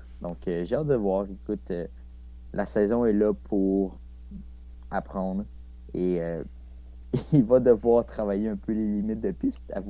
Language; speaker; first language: French; native; French